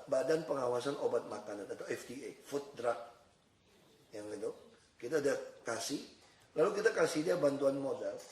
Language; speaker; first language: Indonesian; native; Indonesian